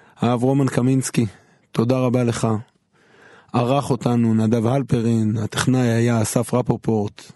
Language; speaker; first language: Hebrew; native; Hebrew